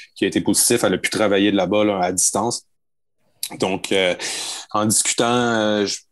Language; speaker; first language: French; native; French